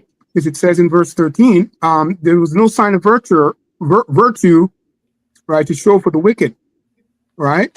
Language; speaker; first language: English; native; English